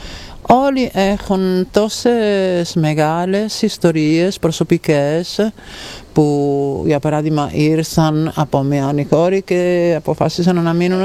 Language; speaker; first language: Greek; non-native, fluent; Italian